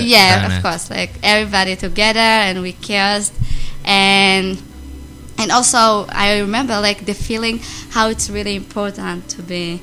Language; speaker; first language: English; non-native, learner; Amharic